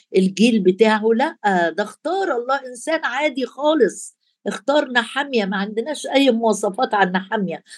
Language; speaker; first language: Arabic; native; Arabic